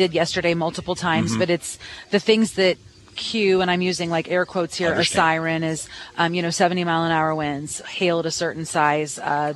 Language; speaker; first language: English; native; English